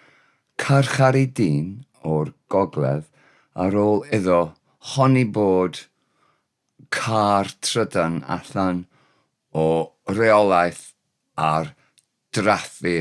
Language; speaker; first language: Welsh; non-native, learner; English